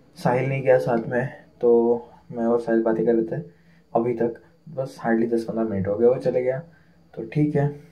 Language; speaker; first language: Hindi; non-native, local second language; Marathi